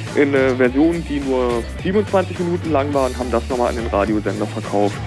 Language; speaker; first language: German; native; German